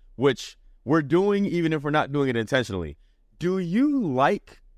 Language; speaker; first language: English; native; English